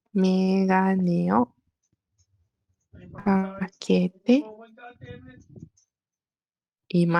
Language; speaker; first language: Japanese; non-native, learner; Malay